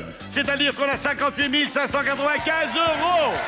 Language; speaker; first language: French; native; French